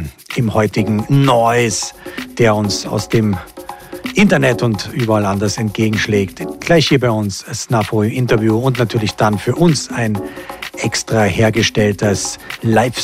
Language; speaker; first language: German; native; German